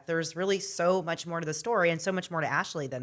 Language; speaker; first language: English; native; English